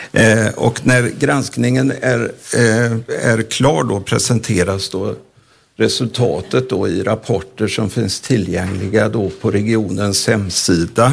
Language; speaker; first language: Swedish; native; Swedish